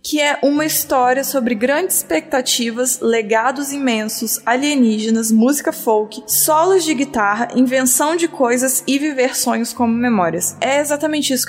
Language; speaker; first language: Portuguese; native; Portuguese